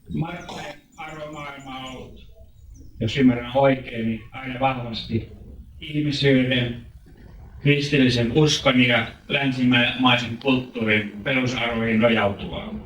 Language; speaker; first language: Finnish; native; Finnish